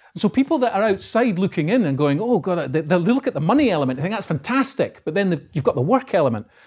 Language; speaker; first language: English; native; English